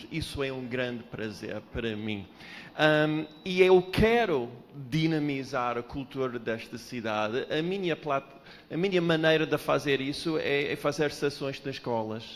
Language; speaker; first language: Portuguese; non-native, fluent; English